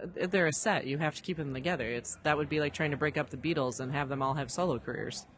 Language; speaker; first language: English; native; English